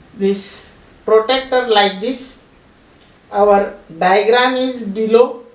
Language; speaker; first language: English; non-native, local second language; Marathi